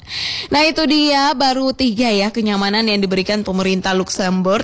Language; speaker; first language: Indonesian; native; Indonesian